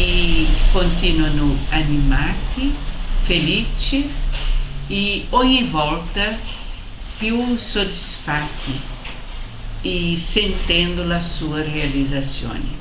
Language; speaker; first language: Italian; non-native, fluent; Portuguese